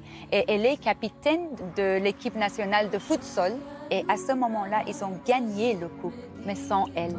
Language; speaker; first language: French; non-native, fluent; Persian